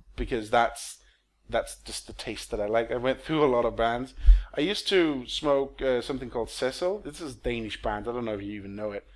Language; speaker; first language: English; non-native, fluent; Danish